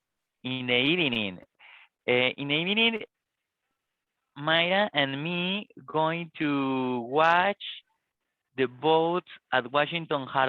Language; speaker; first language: English; non-native, learner; Spanish